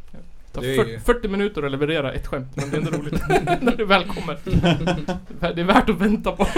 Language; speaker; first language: Swedish; native; Swedish